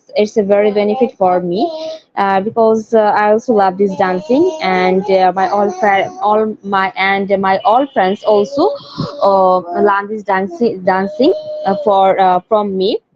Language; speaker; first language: English; non-native, learner; Bangla